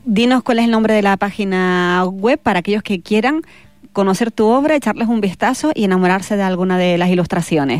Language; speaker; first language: Spanish; native; Spanish